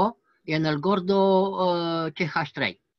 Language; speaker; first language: Spanish; non-native, learner; French